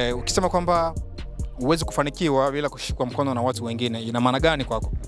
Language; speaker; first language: Swahili; native; Swahili